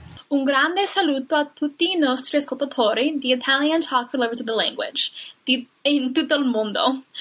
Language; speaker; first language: Italian; non-native, fluent; English